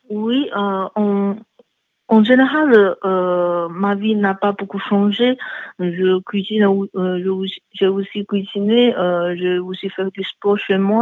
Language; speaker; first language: French; non-native, learner; Chinese